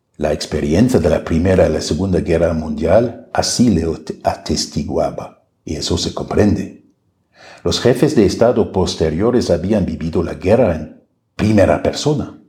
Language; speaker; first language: Spanish; non-native, fluent; German